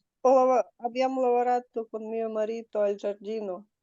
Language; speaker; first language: Italian; non-native, learner; Russian